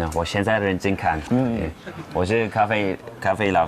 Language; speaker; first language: Chinese; non-native, fluent; Turkish